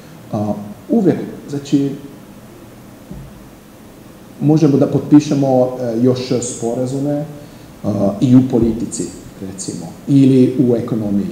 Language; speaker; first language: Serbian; non-native, fluent; Hungarian